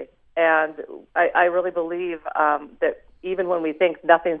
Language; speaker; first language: English; native; English